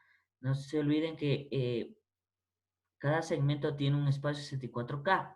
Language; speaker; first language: Spanish; native; Spanish